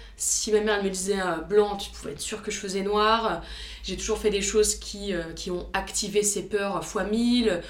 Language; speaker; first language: French; early bilingual, other home language; Romanian